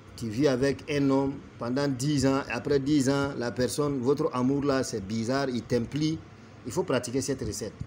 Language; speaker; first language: French; non-native, local second language; Bambara